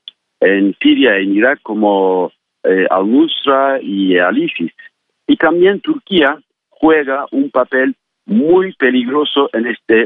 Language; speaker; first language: Spanish; non-native, fluent; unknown